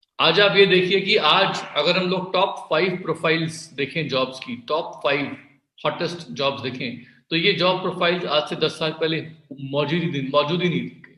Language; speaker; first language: Hindi; native; Hindi